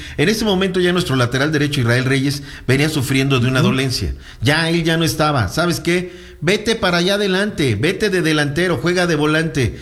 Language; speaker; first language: Spanish; native; Spanish